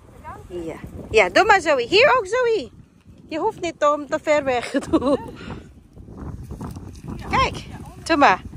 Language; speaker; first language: Dutch; non-native, learner; Filipino